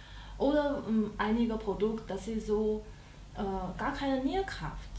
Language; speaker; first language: German; non-native, learner; Chinese